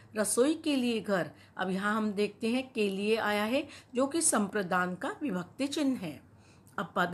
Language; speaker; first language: Hindi; native; Hindi